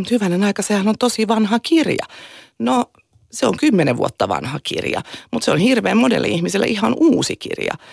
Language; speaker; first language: Finnish; native; Finnish